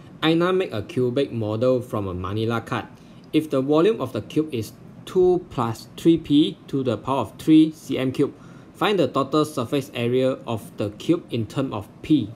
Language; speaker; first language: English; non-native, local second language; Chinese